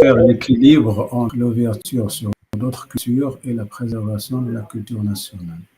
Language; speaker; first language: French; non-native, local second language; Arabic